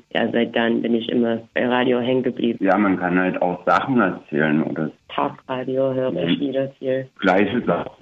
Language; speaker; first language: German; non-native, fluent; English